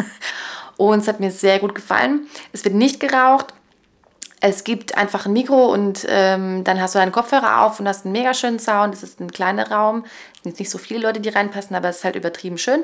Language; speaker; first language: German; native; German